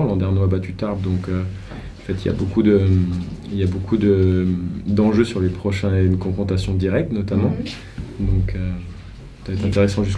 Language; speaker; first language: French; native; French